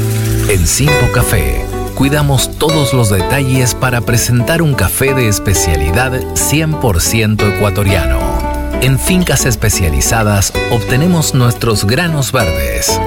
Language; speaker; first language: Spanish; native; Spanish